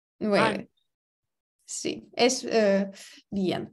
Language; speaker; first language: Spanish; non-native, fluent; Ukrainian